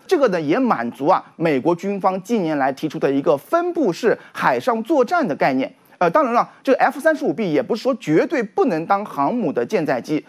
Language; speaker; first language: Chinese; native; Chinese